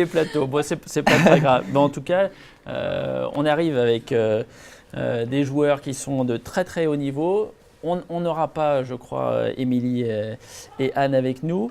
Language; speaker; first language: French; native; French